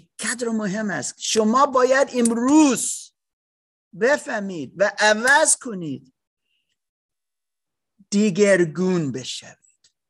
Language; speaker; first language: Persian; non-native, learner; English